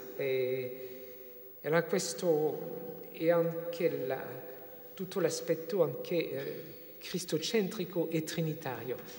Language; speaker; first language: Italian; non-native, fluent; French